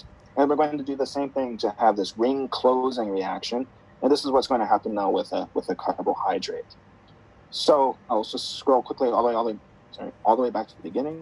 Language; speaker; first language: English; native; English